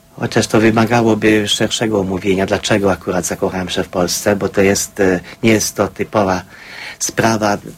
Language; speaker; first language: Polish; non-native, fluent; Hungarian